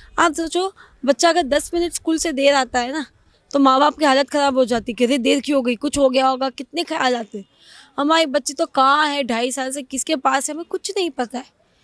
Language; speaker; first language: Hindi; non-native, local second language; Gujarati